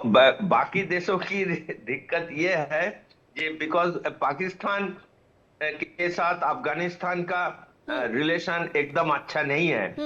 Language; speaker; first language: Hindi; non-native, local second language; Bangla